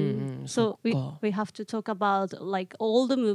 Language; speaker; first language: English; non-native, learner; Japanese